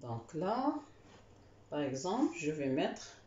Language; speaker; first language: French; non-native, local second language; Arabic